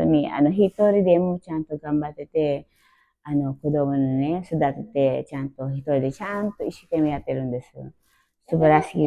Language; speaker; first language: Japanese; non-native, learner; Filipino